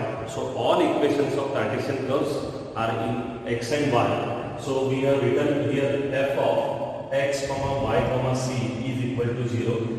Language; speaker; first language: English; non-native, local second language; Marathi